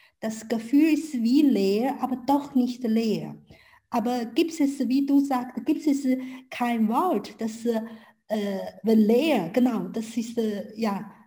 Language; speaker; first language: German; non-native, learner; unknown